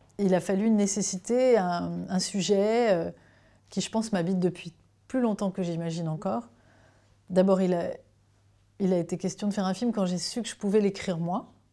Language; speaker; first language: French; native; French